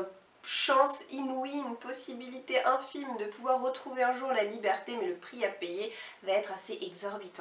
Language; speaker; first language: French; native; French